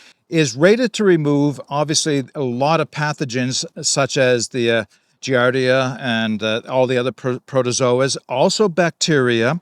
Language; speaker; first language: English; native; English